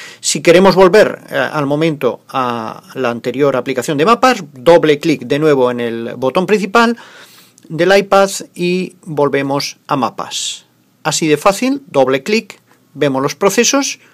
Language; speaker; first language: Spanish; native; Spanish